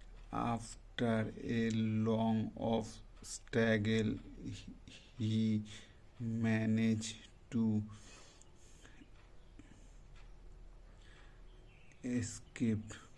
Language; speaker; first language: English; non-native, learner; Bangla